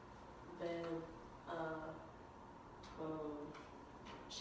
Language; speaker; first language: French; non-native, learner; English